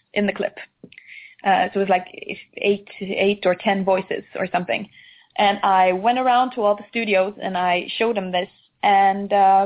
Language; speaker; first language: English; non-native, fluent; Swedish